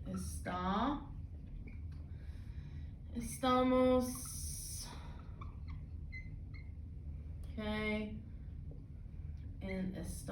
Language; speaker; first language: Spanish; non-native, fluent; English